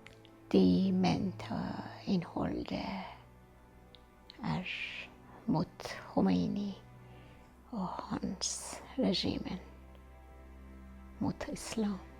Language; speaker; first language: Norwegian; non-native, fluent; Persian